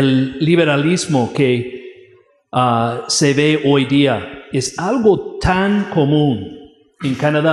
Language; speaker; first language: Spanish; non-native, fluent; English